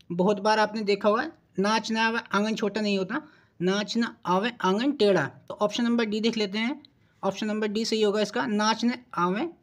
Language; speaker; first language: Hindi; native; Hindi